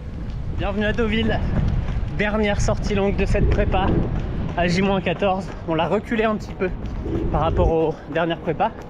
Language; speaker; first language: French; native; French